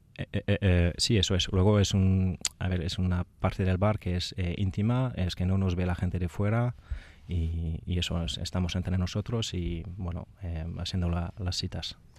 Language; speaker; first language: Spanish; non-native, fluent; French